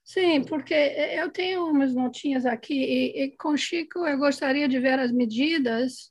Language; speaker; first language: Portuguese; non-native, fluent; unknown